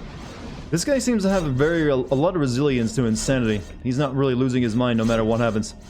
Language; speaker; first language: English; native; English